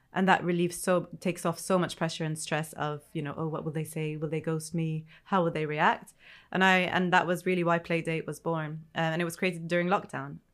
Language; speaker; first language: English; non-native, fluent; Arabic